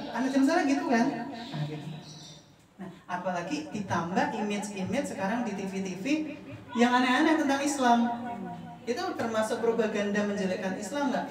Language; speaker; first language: Indonesian; non-native, fluent; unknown